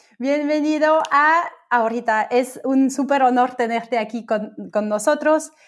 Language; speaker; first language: Spanish; non-native, fluent; French